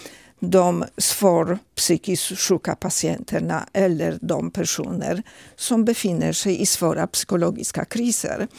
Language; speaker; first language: Swedish; non-native, fluent; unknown